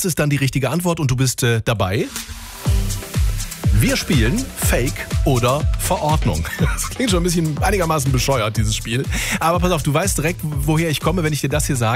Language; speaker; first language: German; native; German